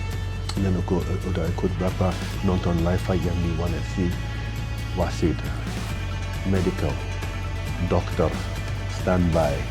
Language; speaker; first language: Indonesian; non-native, fluent; English